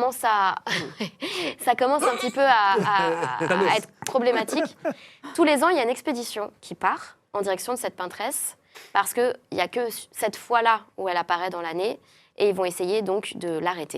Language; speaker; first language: French; native; French